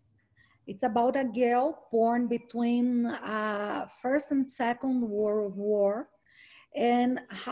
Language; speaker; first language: English; non-native, fluent; Portuguese